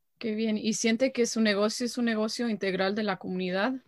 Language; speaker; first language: Spanish; early bilingual, heritage; Spanish